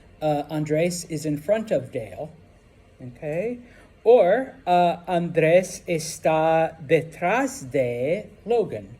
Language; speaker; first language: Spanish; non-native, fluent; English